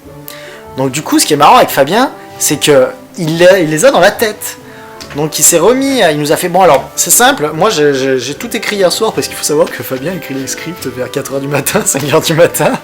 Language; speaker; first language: French; native; French